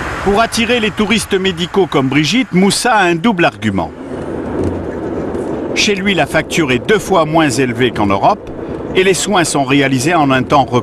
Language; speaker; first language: French; native; French